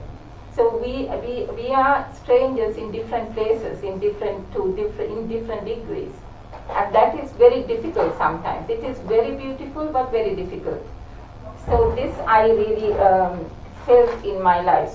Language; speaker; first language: English; non-native, local second language; Sinhala